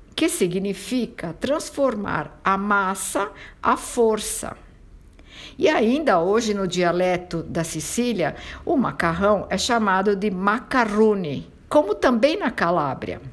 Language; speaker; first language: Portuguese; non-native, fluent; Italian